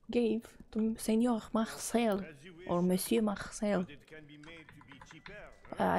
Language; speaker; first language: English; non-native, fluent; Romanian